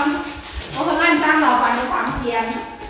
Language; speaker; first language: Chinese; non-native, learner; Lao